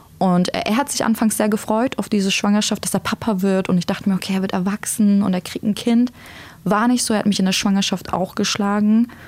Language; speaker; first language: German; early bilingual, other home language; Turkish